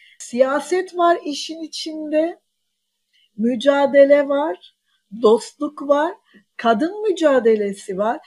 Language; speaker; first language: Turkish; non-native, local second language; Armenian